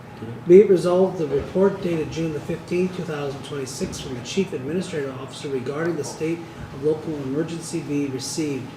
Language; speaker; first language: English; native; English